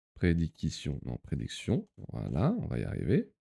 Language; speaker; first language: French; native; French